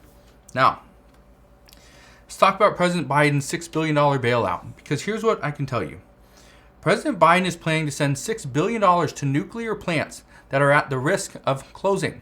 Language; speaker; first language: English; native; English